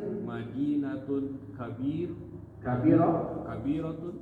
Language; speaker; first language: Arabic; non-native, learner; Indonesian